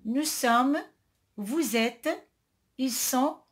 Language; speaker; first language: French; non-native, local second language; Arabic